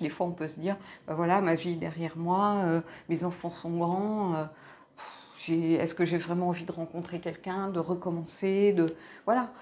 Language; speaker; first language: French; native; French